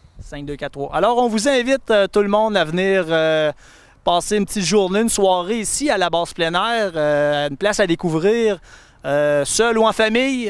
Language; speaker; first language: French; native; French